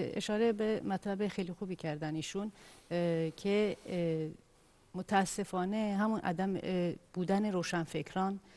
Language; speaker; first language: Persian; non-native, local second language; Kurdish